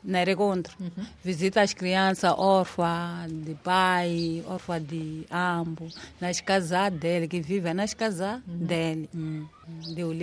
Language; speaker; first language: Portuguese; non-native, local second language; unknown